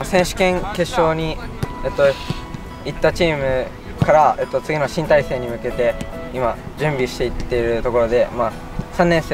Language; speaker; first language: Japanese; native; Japanese